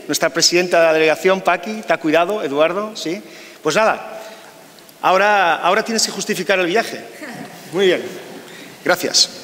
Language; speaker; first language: Spanish; native; Spanish